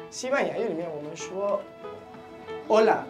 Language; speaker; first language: Chinese; non-native, learner; Spanish